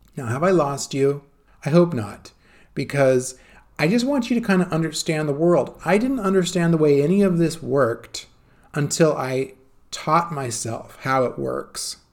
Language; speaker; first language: English; native; English